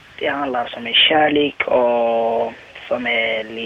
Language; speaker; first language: Swedish; non-native, learner; Somali